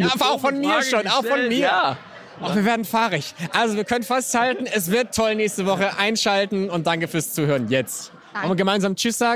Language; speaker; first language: German; native; German